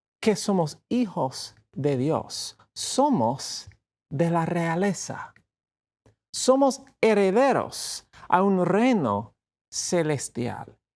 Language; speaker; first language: Spanish; non-native, fluent; English